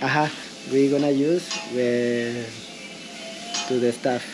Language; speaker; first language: English; non-native, learner; Spanish